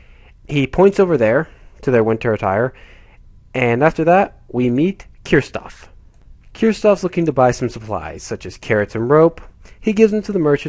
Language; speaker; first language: English; native; English